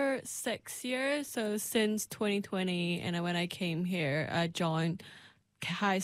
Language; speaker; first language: English; non-native, local second language; Cantonese